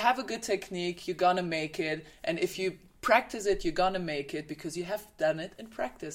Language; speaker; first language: English; non-native, fluent; German